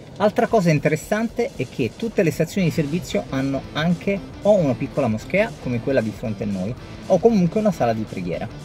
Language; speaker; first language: Italian; native; Italian